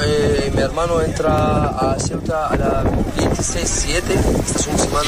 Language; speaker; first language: Spanish; non-native, learner; Arabic